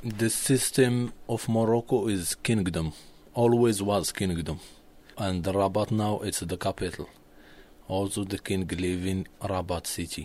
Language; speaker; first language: English; non-native, learner; Arabic